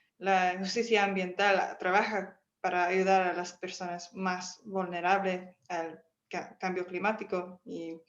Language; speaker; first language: Spanish; non-native, fluent; English